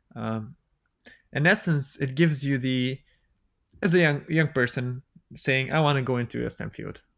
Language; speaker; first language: English; non-native, fluent; Bulgarian